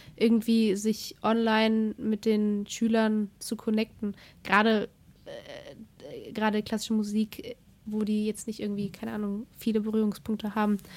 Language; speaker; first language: German; native; German